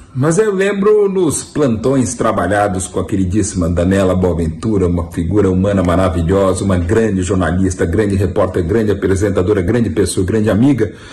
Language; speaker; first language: Portuguese; native; Portuguese